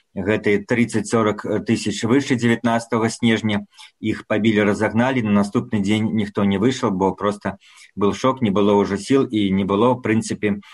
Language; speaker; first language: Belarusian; non-native, local second language; Russian